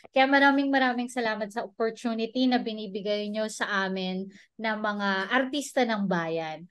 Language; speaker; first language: Filipino; non-native, local second language; Hiligaynon